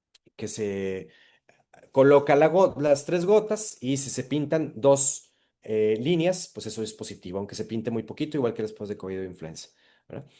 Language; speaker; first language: Spanish; native; Spanish